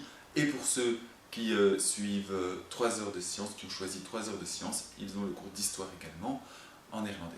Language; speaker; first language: French; native; French